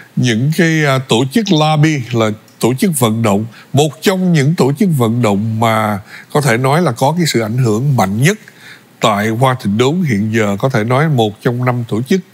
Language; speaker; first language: Vietnamese; early bilingual, other home language; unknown